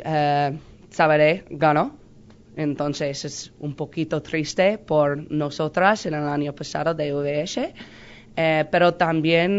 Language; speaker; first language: Spanish; non-native, learner; English